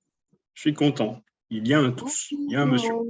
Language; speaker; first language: French; native; French